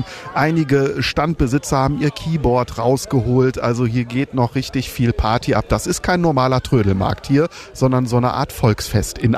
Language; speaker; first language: German; native; German